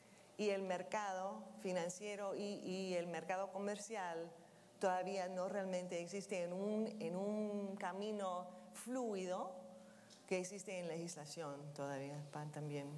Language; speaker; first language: Spanish; non-native, fluent; English